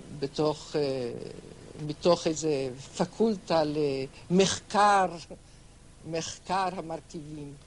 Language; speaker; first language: Hebrew; non-native, fluent; French